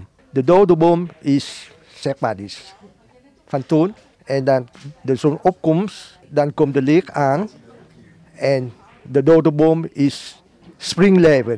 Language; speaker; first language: Dutch; non-native, learner; Vietnamese